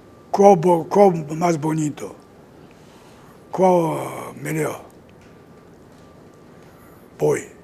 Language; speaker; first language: Portuguese; non-native, learner; Japanese